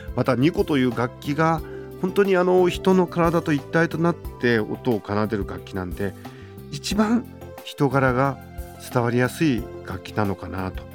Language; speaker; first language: Japanese; native; Japanese